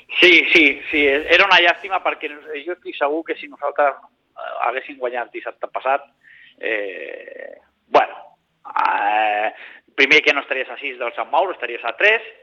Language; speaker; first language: Catalan; native; Catalan